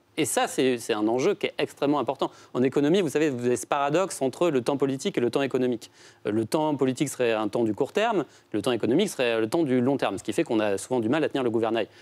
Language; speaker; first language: French; native; French